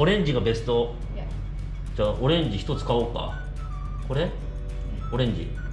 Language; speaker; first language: Japanese; native; Japanese